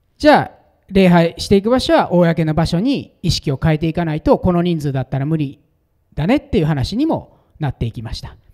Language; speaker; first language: Japanese; native; Japanese